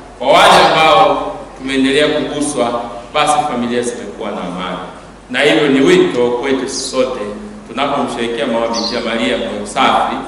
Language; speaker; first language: Swahili; native; Swahili